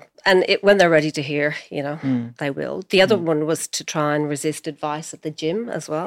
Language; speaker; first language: English; native; English